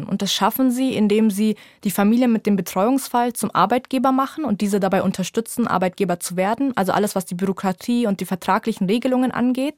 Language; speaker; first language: German; native; German